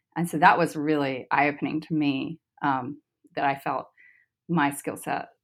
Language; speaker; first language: English; native; English